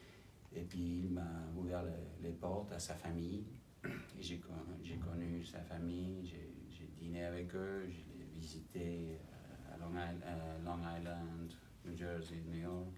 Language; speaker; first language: French; non-native, fluent; English